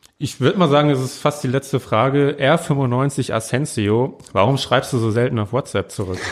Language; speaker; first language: German; native; German